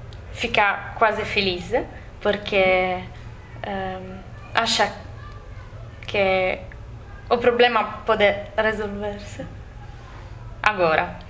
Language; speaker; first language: Portuguese; non-native, learner; Italian